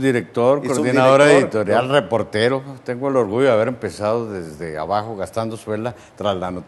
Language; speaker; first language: Spanish; native; Spanish